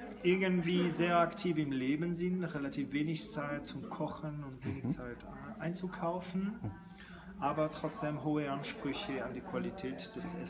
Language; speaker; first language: German; non-native, fluent; French